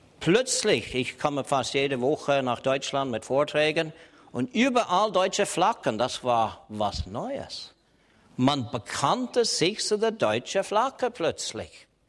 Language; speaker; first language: German; non-native, fluent; English